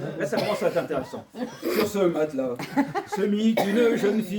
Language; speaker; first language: French; native; French